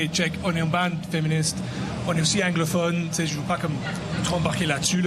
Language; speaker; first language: French; native; French